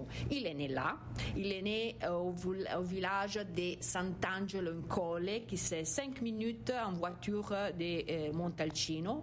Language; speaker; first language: French; non-native, fluent; Italian